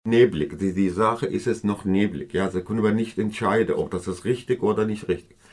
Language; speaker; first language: German; non-native, learner; Kurdish